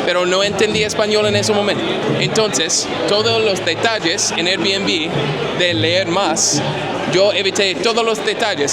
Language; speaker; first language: Spanish; non-native, learner; English